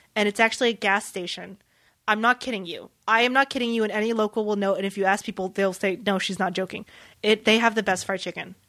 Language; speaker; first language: English; early bilingual, other home language; Vietnamese